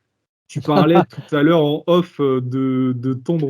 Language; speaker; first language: French; native; French